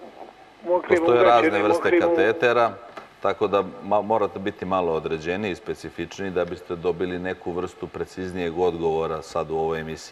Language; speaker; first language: Croatian; native; Croatian